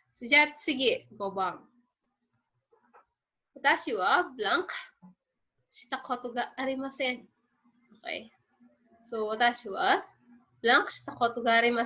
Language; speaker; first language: Japanese; non-native, fluent; Filipino